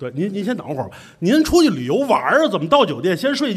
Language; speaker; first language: Chinese; native; Chinese